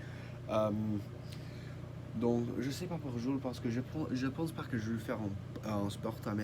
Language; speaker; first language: French; non-native, learner; English